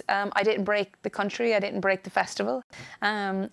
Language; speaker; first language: English; native; English